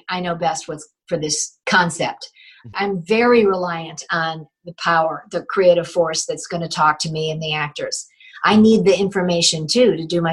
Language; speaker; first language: English; native; English